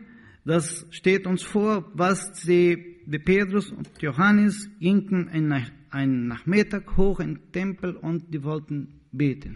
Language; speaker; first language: German; non-native, learner; Portuguese